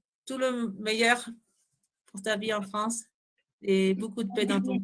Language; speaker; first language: French; non-native, fluent; Spanish